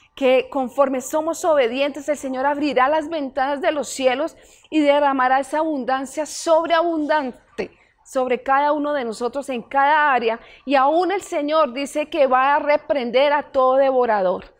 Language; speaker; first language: Spanish; native; Spanish